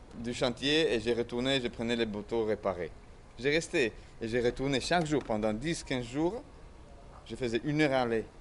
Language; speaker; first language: French; non-native, fluent; Polish